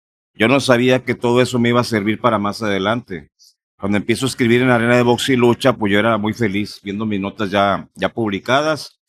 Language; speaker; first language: Spanish; native; Spanish